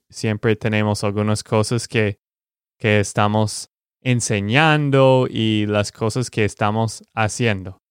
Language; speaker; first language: Spanish; non-native, fluent; English